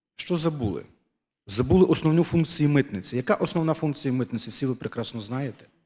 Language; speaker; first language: Ukrainian; native; Ukrainian